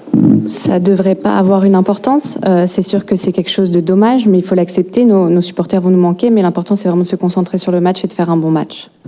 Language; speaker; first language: French; native; French